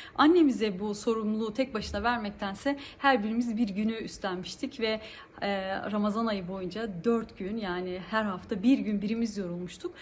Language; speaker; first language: Turkish; early bilingual, heritage; Turkish